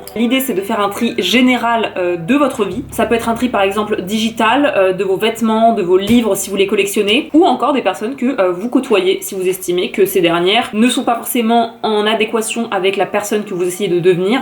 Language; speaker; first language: French; native; French